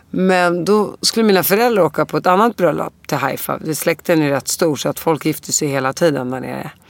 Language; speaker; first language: Swedish; early bilingual, other home language; Arabic